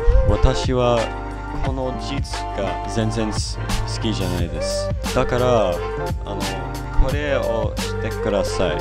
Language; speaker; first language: Japanese; non-native, learner; English